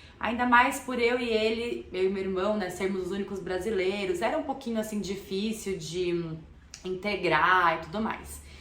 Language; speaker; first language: Portuguese; native; Portuguese